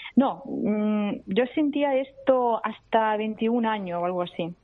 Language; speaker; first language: Spanish; non-native, fluent; Russian